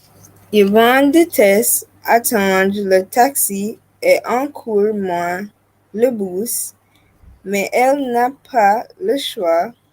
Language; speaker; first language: French; non-native, learner; English